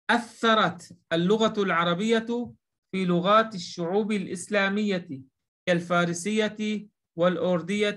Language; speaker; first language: Arabic; non-native, fluent; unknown